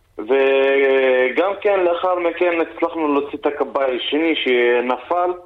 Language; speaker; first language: Hebrew; non-native, local second language; Arabic